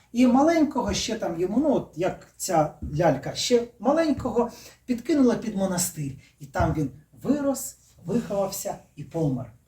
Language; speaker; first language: Ukrainian; native; Ukrainian